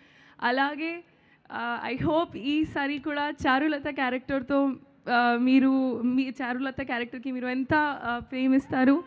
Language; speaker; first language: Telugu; non-native, local second language; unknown